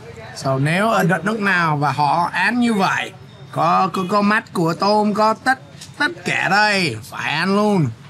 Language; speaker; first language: Vietnamese; non-native, fluent; English